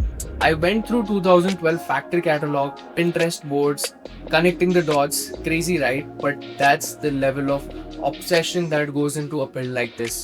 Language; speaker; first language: English; non-native, local second language; Hindi